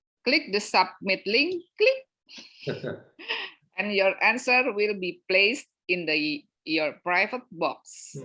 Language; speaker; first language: English; non-native, learner; Indonesian